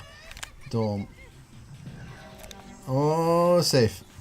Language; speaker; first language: Japanese; non-native, learner; English